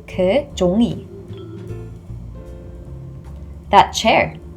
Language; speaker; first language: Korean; non-native, fluent; English